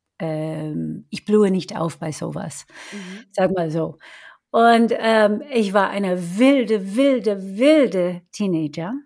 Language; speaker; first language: German; non-native, fluent; English